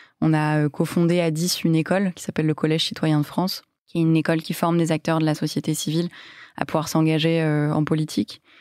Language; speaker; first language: French; native; French